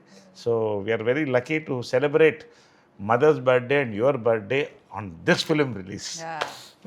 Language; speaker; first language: Telugu; native; Telugu